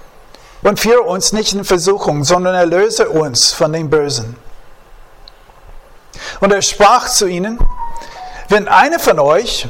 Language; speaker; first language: German; non-native, fluent; English